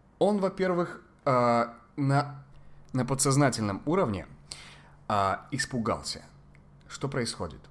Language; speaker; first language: Russian; non-native, fluent; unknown